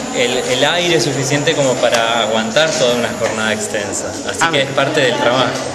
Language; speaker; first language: Spanish; native; Spanish